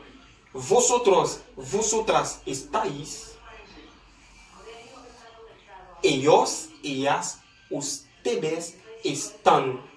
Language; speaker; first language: Spanish; non-native, fluent; Haitian Creole